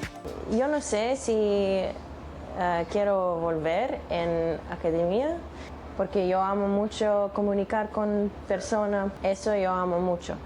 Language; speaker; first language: Spanish; non-native, learner; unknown